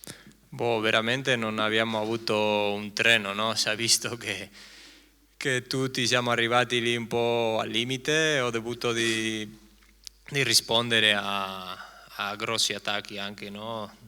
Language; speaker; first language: Italian; non-native, fluent; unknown